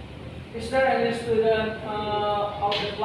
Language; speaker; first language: English; non-native, learner; Indonesian